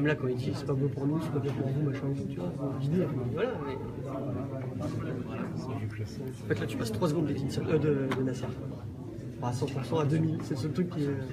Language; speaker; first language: French; native; French